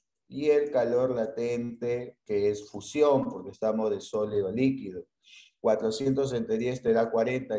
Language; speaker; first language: Spanish; native; Spanish